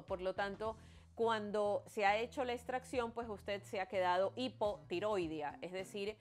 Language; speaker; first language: Spanish; native; Spanish